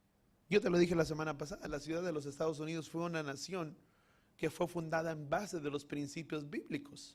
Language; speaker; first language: Spanish; native; Spanish